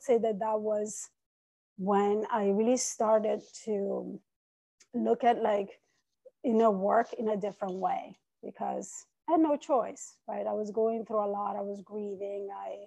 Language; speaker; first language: English; non-native, fluent; Italian